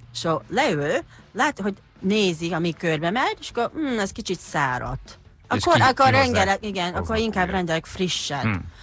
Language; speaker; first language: Hungarian; non-native, fluent; Japanese